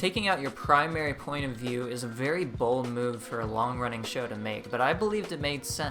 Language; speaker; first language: English; native; English